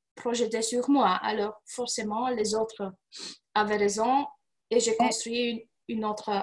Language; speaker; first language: French; non-native, fluent; Romanian